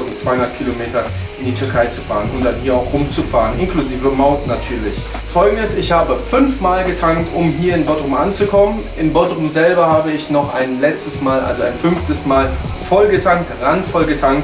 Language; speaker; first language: German; native; German